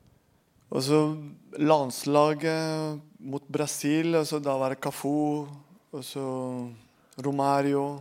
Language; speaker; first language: Norwegian; non-native, fluent; Spanish